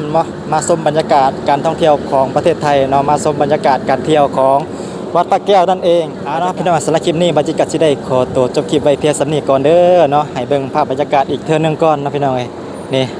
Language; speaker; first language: Thai; non-native, local second language; Northeastern Thai